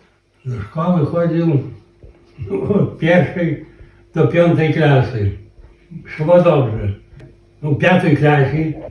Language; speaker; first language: Polish; non-native, local second language; Belarusian